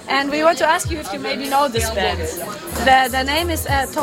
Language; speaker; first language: English; non-native, learner; German